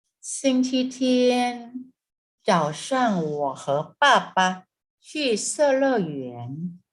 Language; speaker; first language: Chinese; non-native, fluent; Thai